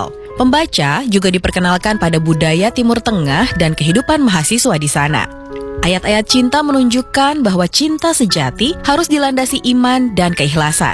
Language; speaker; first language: Indonesian; native; Indonesian